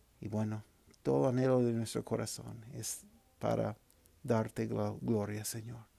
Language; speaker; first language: Spanish; non-native, fluent; English